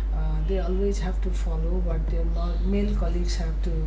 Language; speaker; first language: English; non-native, local second language; Nepali